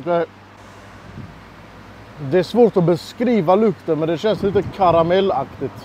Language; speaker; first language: Swedish; native; Swedish